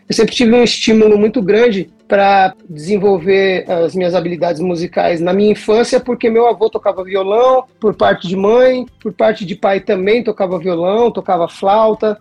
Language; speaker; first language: Portuguese; native; Portuguese